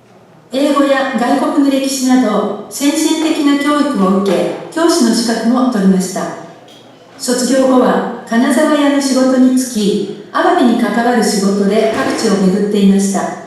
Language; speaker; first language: Japanese; native; Japanese